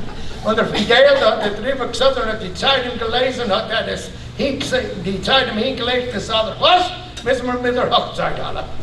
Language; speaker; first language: German; early bilingual, heritage; German